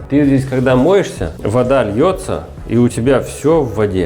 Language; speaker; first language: Russian; native; Russian